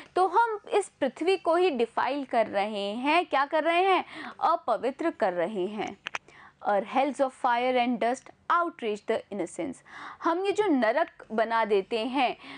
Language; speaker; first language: Hindi; native; Hindi